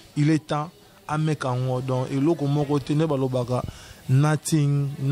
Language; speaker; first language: French; non-native, local second language; Lingala